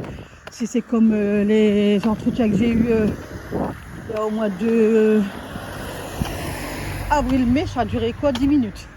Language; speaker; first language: French; native; French